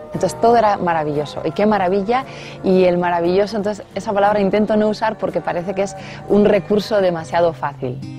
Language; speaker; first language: Spanish; non-native, local second language; Basque